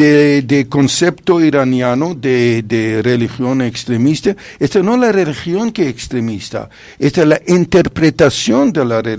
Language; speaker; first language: Spanish; non-native, fluent; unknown